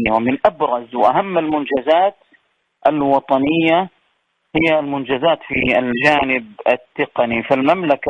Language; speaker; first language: Arabic; native; Arabic